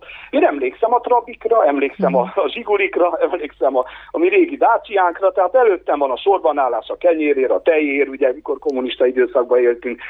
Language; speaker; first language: Hungarian; native; Hungarian